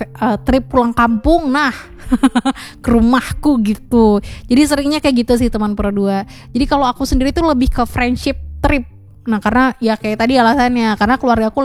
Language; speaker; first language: Indonesian; native; Indonesian